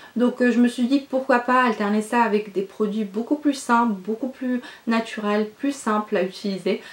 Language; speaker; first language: French; non-native, local second language; Arabic